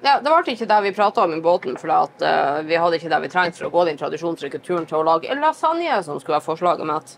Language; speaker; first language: Norwegian; native; Norwegian